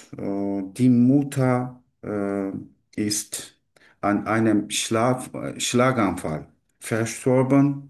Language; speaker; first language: German; non-native, learner; Turkish